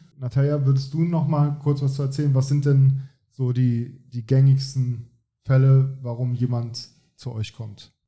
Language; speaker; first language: German; native; German